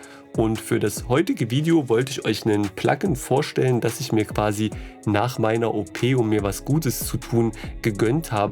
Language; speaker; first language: German; native; German